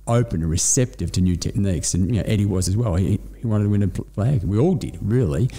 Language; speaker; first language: English; native; English